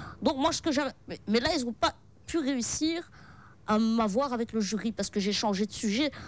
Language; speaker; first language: French; early bilingual, other home language; Arabic